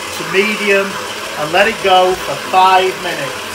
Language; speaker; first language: English; native; English